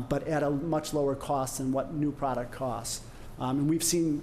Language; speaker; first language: English; native; English